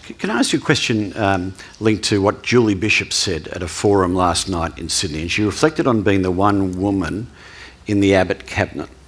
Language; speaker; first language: English; native; English